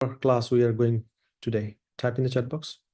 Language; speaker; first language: English; non-native, local second language; Bangla